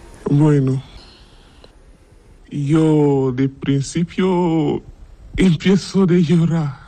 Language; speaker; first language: Spanish; non-native, learner; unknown